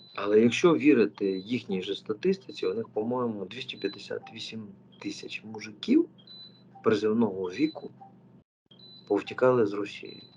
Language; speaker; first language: Ukrainian; native; Ukrainian